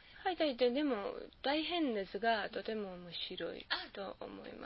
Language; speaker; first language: Japanese; non-native, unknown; Georgian